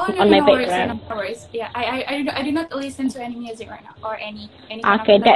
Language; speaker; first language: English; non-native, local second language; Indonesian